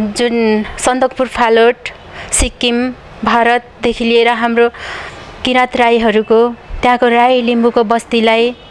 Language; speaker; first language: Nepali; native; Nepali